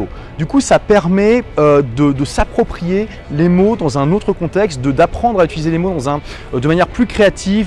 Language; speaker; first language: French; native; French